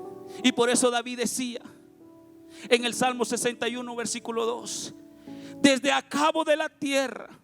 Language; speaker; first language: Spanish; native; Spanish